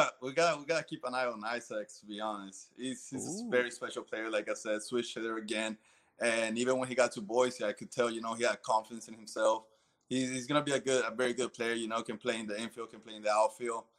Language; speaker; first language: English; early bilingual, other home language; Spanish